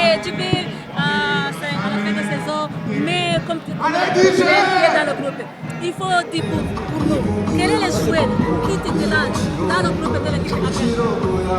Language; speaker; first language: French; non-native, learner; Kinyarwanda